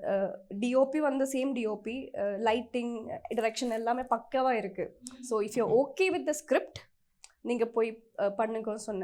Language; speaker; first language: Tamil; non-native, learner; Malayalam